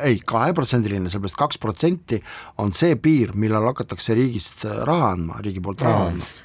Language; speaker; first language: Estonian; non-native, local second language; Russian